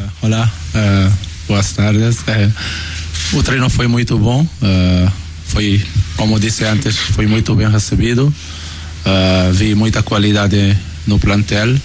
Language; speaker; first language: Portuguese; non-native, local second language; Kabuverdianu